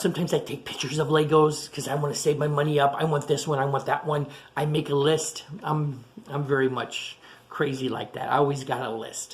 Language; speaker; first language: English; native; English